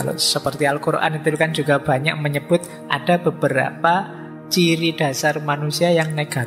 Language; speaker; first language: Indonesian; native; Indonesian